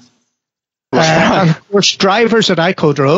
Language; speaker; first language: English; native; English